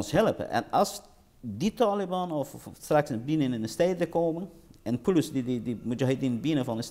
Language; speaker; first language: Dutch; non-native, learner; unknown